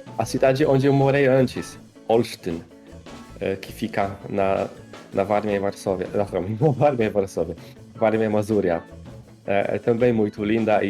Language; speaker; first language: Portuguese; non-native, fluent; Polish